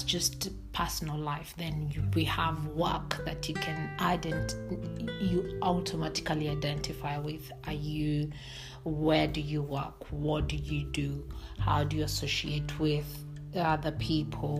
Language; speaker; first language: English; non-native, local second language; Swahili